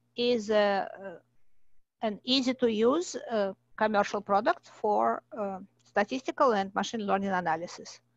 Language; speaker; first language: English; non-native, fluent; Russian